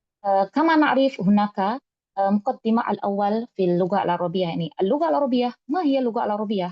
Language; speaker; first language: Arabic; non-native, learner; Indonesian